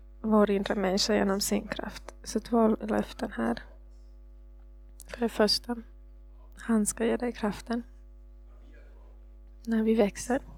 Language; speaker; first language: Swedish; non-native, fluent; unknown